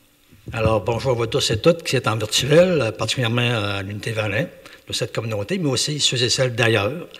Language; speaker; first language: French; native; French